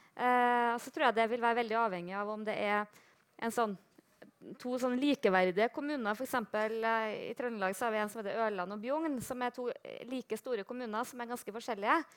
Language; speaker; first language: Norwegian; native; Norwegian